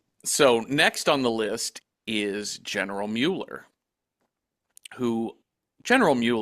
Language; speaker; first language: English; native; English